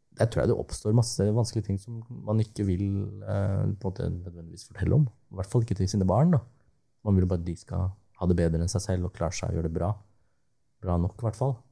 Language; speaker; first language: Norwegian; early bilingual, other home language; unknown